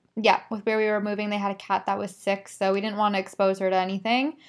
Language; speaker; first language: English; native; English